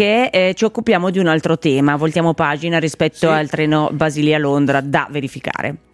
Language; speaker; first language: Italian; native; Italian